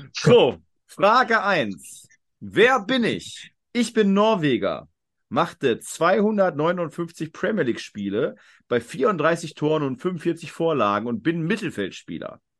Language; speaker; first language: German; native; German